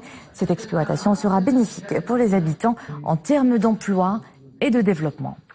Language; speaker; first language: French; non-native, local second language; Arabic